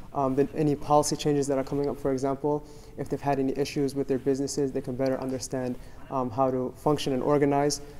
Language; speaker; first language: English; native; English